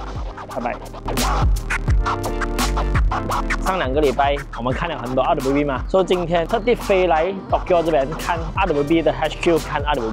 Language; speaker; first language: Chinese; native; Chinese